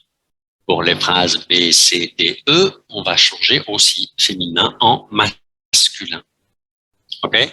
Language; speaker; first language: French; non-native, fluent; Vietnamese